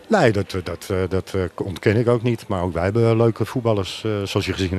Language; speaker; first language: Dutch; native; Dutch